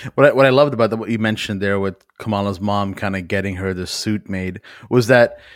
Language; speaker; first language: English; early bilingual, other home language; Urdu